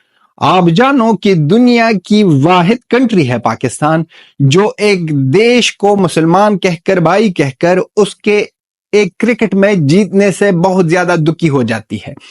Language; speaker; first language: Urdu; non-native, fluent; Pashto